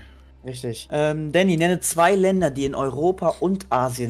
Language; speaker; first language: German; native; German